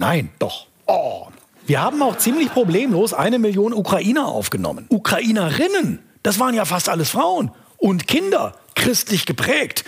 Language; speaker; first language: German; native; German